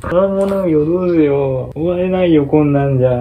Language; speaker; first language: Japanese; native; Japanese